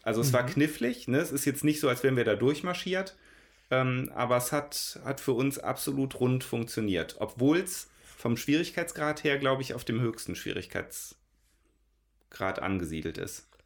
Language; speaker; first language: German; native; German